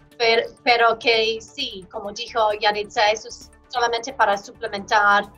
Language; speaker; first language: Spanish; non-native, fluent; English